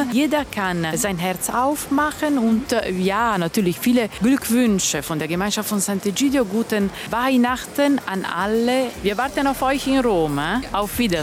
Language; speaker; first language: German; non-native, learner; Italian